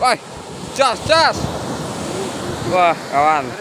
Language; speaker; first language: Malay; non-native, local second language; Javanese